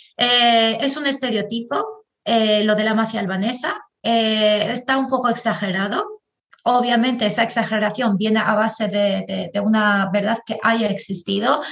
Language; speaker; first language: Spanish; non-native, fluent; Albanian